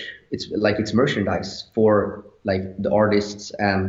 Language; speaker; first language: English; non-native, fluent; Swedish